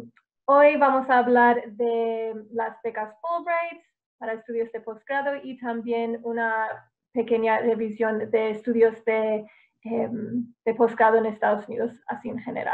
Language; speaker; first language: Spanish; non-native, fluent; English